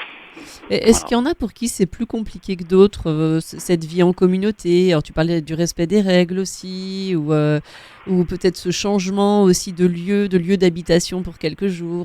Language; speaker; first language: French; native; French